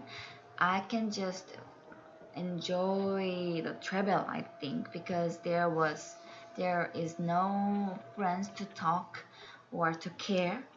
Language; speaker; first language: English; non-native, learner; Korean